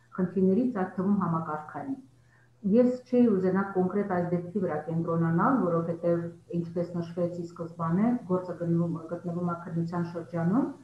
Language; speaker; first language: Armenian; native; Armenian